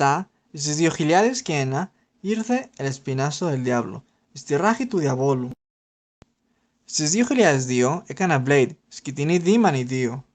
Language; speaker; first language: Greek; non-native, learner; Spanish